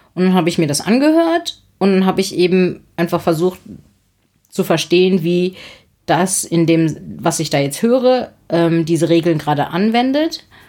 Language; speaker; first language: German; native; German